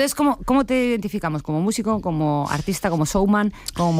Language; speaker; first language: Spanish; native; Spanish